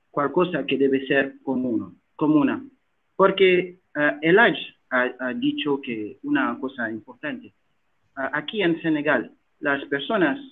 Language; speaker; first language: Spanish; non-native, learner; Wolof